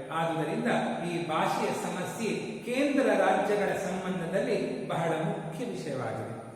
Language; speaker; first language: Kannada; native; Kannada